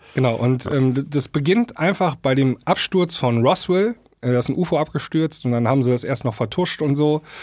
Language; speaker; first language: German; native; German